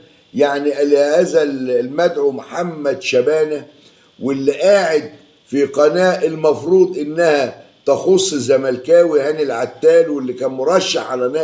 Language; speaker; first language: Arabic; native; Arabic